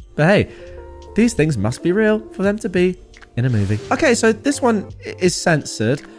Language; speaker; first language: English; native; English